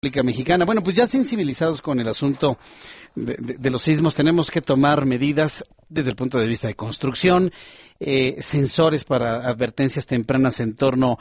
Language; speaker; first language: Spanish; native; Spanish